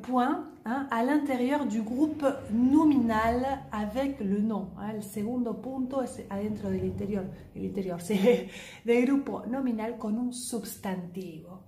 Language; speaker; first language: French; native; French